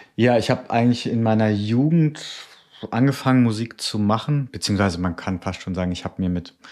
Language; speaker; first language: German; native; German